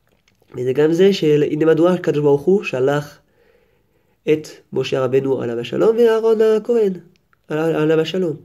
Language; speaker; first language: Hebrew; non-native, fluent; French